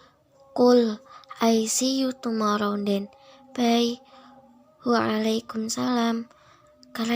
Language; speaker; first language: English; non-native, learner; Indonesian